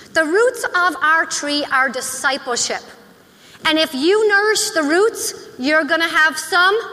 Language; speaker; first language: English; native; English